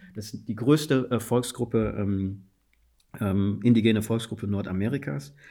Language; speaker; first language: German; non-native, fluent; Fula